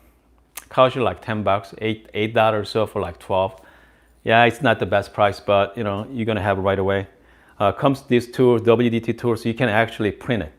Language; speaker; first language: English; non-native, fluent; Korean